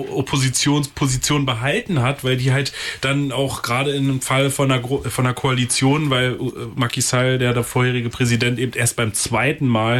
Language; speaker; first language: German; native; German